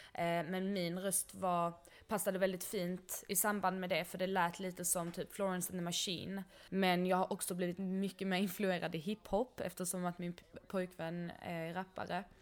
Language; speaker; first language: Swedish; native; Swedish